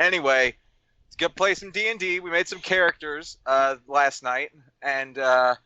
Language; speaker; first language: English; native; English